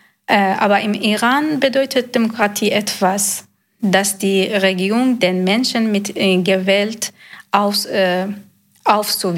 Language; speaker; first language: German; non-native, learner; Persian